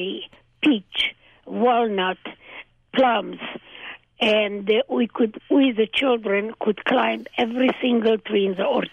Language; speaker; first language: English; non-native, fluent; Hungarian